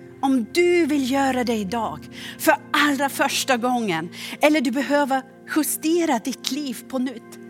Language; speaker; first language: Swedish; non-native, fluent; German